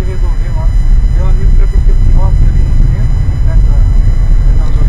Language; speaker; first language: Portuguese; native; Portuguese